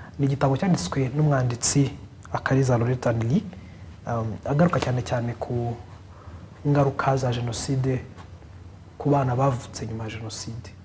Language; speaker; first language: Kinyarwanda; native; Kinyarwanda